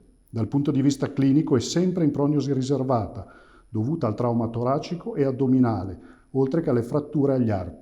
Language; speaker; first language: Italian; native; Italian